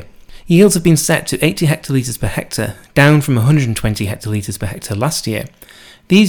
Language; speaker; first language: English; native; English